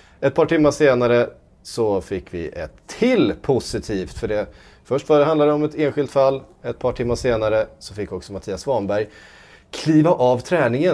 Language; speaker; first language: Swedish; native; Swedish